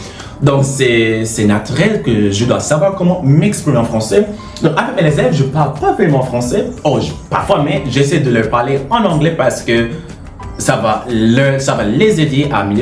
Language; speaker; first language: French; non-native, fluent; English